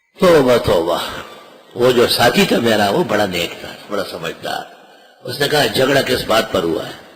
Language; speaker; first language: Urdu; non-native, local second language; Pashto